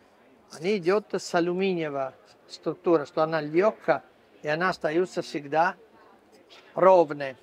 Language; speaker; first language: Russian; non-native, fluent; Italian